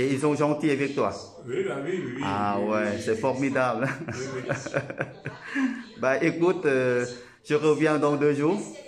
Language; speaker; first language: French; non-native, learner; Thai